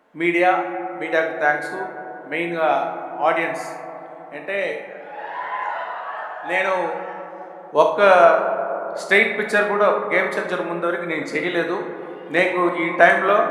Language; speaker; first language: Telugu; non-native, learner; Tamil